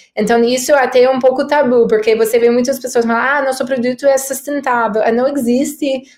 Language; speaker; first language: Portuguese; non-native, fluent; English